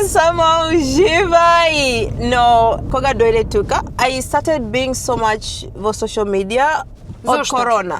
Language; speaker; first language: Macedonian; non-native, learner; English